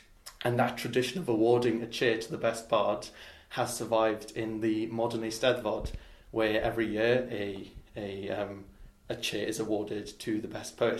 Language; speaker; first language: English; non-native, local second language; Welsh